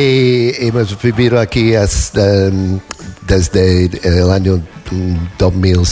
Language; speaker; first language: Spanish; non-native, fluent; English